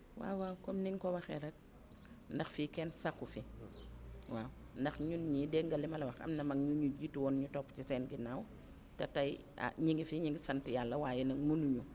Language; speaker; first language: Wolof; native; Wolof